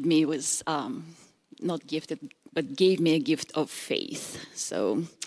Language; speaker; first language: English; non-native, fluent; Russian